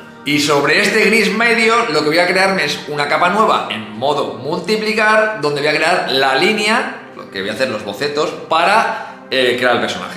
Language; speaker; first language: Spanish; native; Spanish